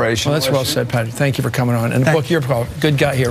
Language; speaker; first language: English; native; English